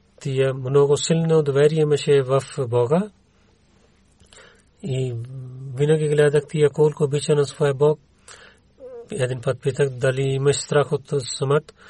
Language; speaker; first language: Bulgarian; non-native, learner; Urdu